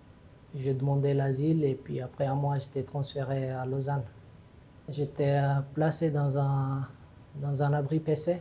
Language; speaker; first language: French; non-native, fluent; Tigrinya